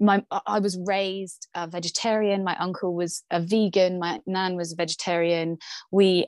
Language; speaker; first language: English; native; English